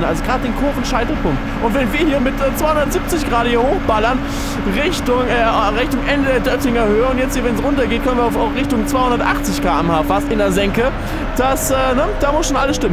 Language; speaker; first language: German; native; German